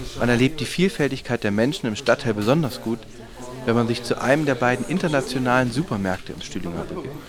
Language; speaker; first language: German; native; German